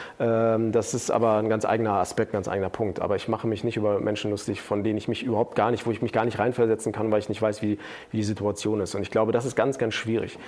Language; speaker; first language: German; early bilingual, other home language; Turkish